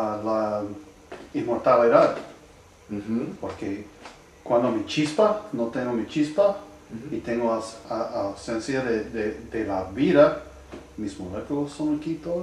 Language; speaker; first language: Spanish; non-native, learner; English